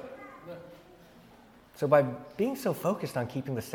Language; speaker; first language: English; native; English